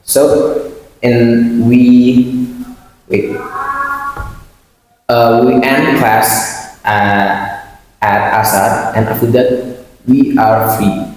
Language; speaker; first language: English; non-native, learner; Indonesian